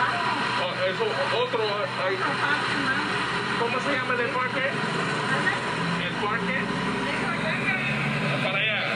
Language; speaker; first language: Spanish; non-native, learner; English